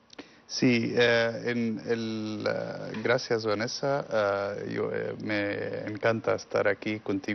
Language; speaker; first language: Spanish; non-native, learner; Arabic